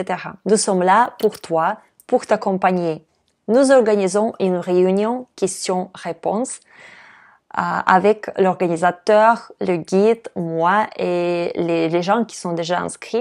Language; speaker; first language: French; non-native, fluent; Russian